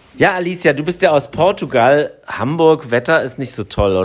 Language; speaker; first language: German; native; German